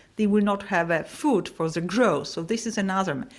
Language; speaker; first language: English; non-native, fluent; Polish